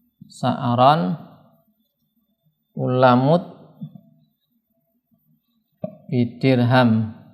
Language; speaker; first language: Arabic; non-native, fluent; Indonesian